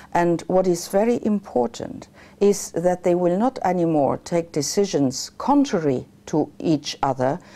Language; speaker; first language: English; non-native, fluent; Luxembourgish